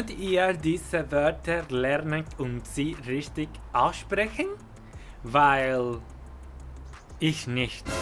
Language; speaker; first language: German; non-native, fluent; Spanish